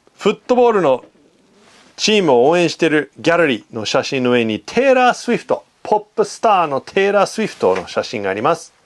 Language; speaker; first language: Japanese; non-native, fluent; English